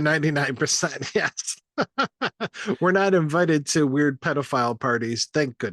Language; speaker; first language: English; native; English